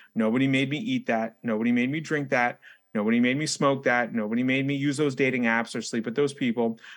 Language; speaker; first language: English; native; English